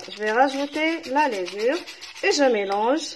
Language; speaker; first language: French; non-native, local second language; Arabic